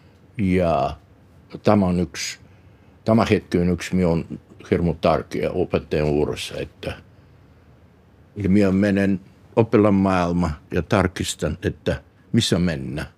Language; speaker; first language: Finnish; non-native, learner; Bulgarian